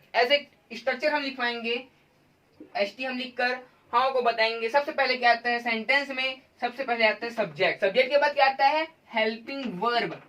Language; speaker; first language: Hindi; native; Hindi